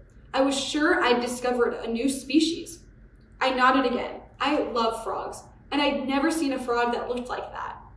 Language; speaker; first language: English; native; English